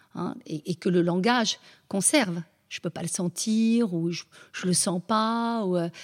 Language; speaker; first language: French; native; French